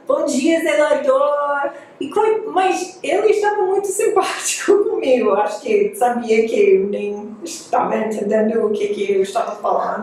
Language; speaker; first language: Portuguese; non-native, fluent; English